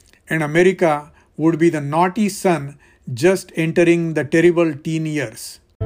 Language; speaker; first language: English; non-native, local second language; Marathi